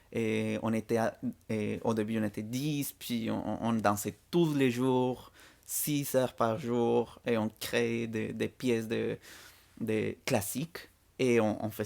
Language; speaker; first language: French; non-native, fluent; Spanish